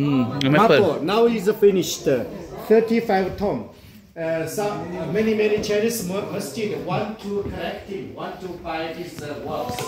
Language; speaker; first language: English; non-native, learner; Chinese